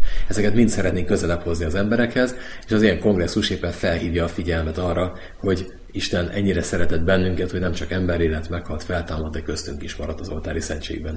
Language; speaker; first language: Hungarian; native; Hungarian